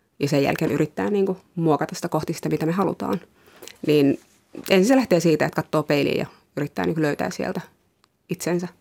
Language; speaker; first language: Finnish; early bilingual, other home language; Somali